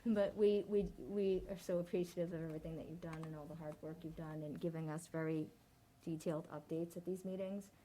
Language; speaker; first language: English; native; English